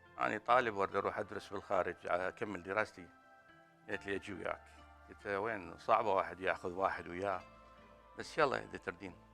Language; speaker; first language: Arabic; native; Arabic